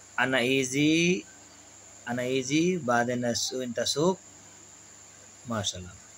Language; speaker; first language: Arabic; non-native, learner; Hindi